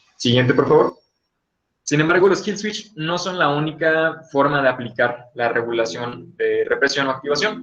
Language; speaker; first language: Spanish; native; Spanish